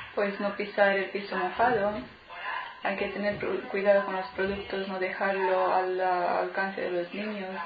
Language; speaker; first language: Spanish; non-native, fluent; Romanian